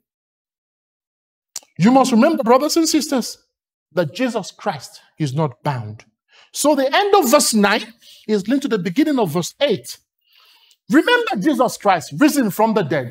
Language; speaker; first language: English; non-native, local second language; Yoruba